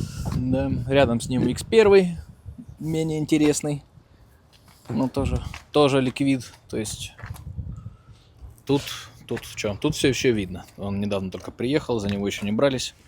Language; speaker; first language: Russian; native; Russian